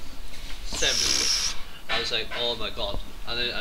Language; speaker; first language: English; native; English